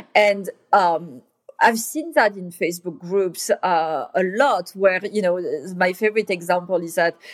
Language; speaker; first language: English; non-native, fluent; French